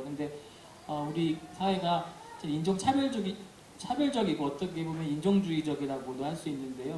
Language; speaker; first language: Korean; native; Korean